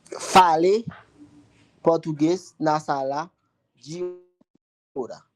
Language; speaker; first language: Portuguese; non-native, learner; Haitian Creole